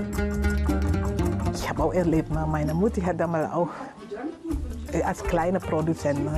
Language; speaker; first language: German; non-native, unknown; Indonesian